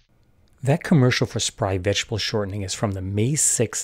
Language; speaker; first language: English; native; English